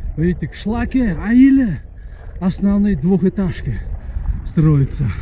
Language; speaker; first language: Russian; non-native, local second language; Uzbek